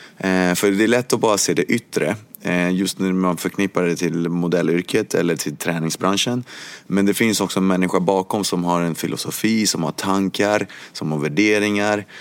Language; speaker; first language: Swedish; early bilingual, other home language; Spanish